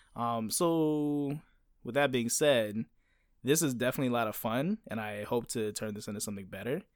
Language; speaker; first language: English; native; English